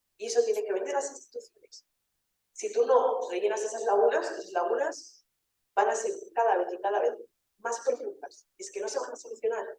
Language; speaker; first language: Spanish; early bilingual, other home language; Wolof